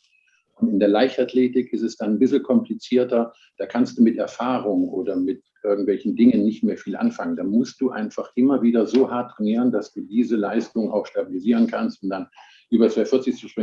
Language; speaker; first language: German; native; German